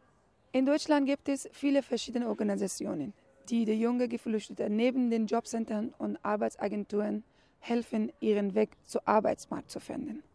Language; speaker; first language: German; non-native, fluent; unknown